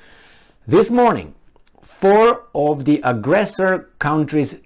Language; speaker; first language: English; non-native, fluent; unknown